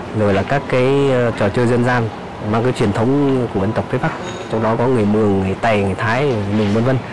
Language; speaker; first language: Vietnamese; non-native, local second language; Muong